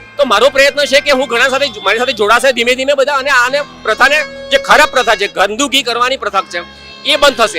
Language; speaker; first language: Gujarati; native; Gujarati